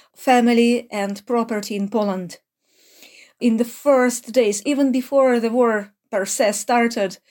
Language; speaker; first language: English; non-native, fluent; Ukrainian